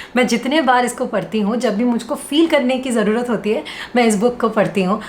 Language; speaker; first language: Hindi; non-native, local second language; Bangla